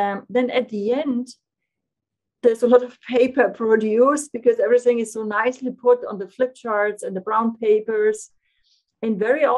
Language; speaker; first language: English; non-native, fluent; German